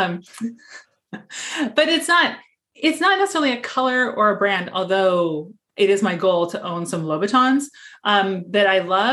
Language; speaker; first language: English; native; English